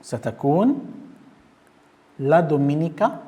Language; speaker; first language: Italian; non-native, fluent; Arabic